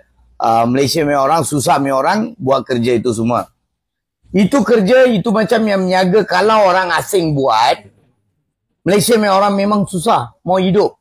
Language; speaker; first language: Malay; non-native, local second language; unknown